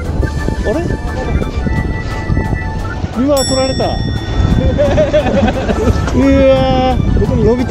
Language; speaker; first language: Japanese; native; Japanese